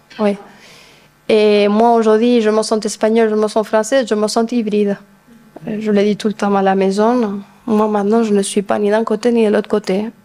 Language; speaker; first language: French; non-native, fluent; Spanish